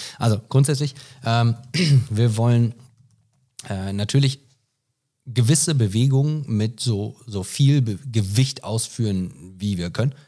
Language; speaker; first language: German; non-native, fluent; English